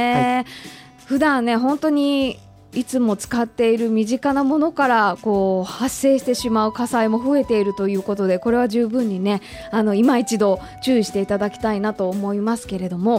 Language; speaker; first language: Japanese; native; Japanese